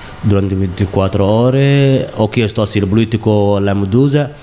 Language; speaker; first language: Italian; non-native, learner; Somali